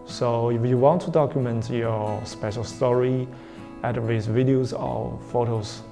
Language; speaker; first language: English; non-native, fluent; Chinese